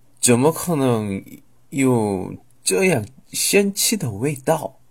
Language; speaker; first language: Chinese; non-native, fluent; Korean